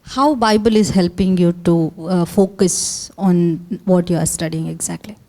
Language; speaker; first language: English; non-native, local second language; Kannada